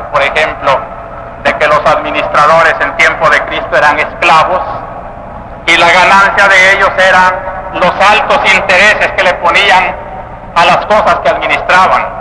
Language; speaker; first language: Spanish; native; Spanish